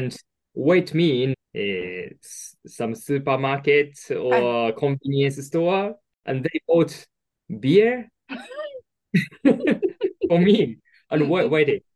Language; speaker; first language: English; non-native, learner; Japanese